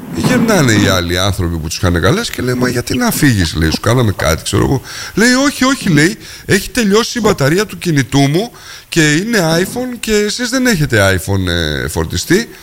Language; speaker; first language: Greek; native; Greek